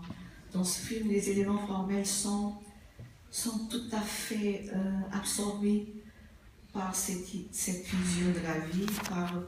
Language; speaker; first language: French; non-native, fluent; Portuguese